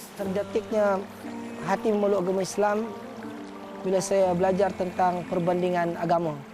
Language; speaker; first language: Malay; non-native, local second language; Central Dusun